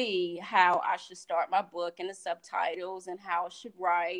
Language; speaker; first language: English; native; English